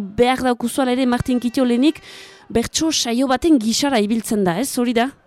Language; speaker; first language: Basque; native; Basque